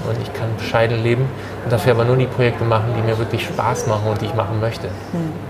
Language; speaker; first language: German; early bilingual, other home language; Turkish